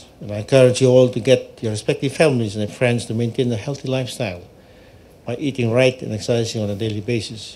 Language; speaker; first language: English; non-native, local second language; Fijian